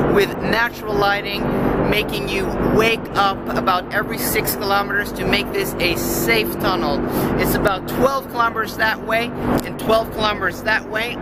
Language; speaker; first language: English; non-native, fluent; Norwegian